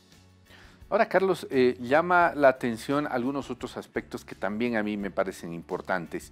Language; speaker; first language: Spanish; native; Spanish